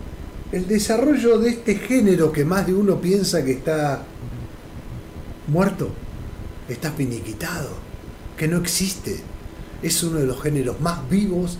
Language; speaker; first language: Spanish; native; Spanish